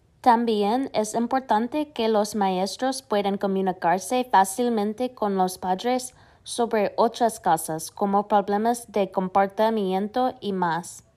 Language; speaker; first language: Spanish; non-native, learner; English